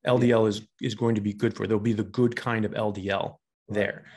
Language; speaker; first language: English; native; English